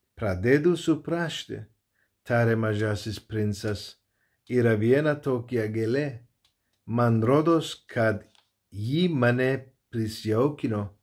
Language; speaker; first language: Lithuanian; non-native, learner; Turkish